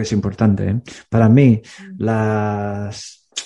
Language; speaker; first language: Spanish; non-native, fluent; English